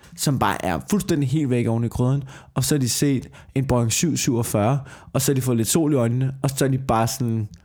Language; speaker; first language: Danish; native; Danish